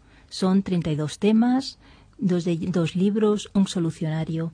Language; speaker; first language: Spanish; native; Spanish